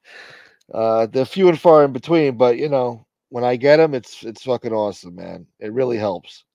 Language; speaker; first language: English; native; English